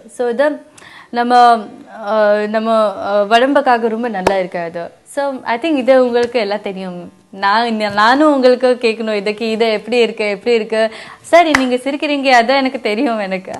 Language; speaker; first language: Tamil; non-native, learner; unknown